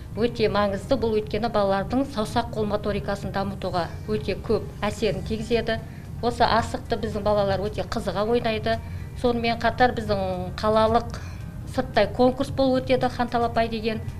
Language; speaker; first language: Kazakh; native; Kazakh